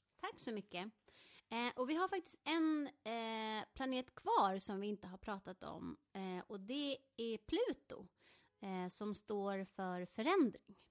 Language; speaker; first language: Swedish; native; Swedish